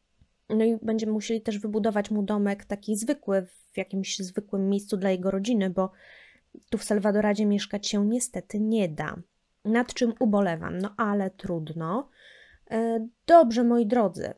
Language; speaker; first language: Polish; native; Polish